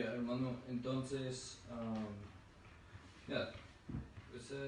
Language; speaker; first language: Spanish; non-native, learner; English